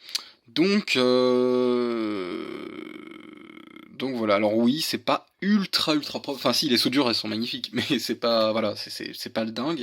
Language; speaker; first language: French; native; French